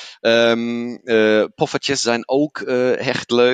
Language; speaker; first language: Dutch; non-native, learner; German